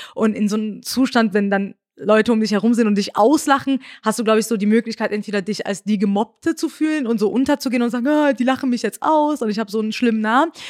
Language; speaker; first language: German; early bilingual, other home language; Persian